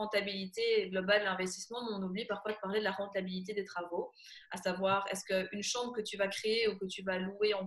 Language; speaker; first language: French; native; French